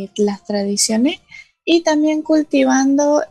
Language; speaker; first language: Spanish; non-native, local second language; Portuguese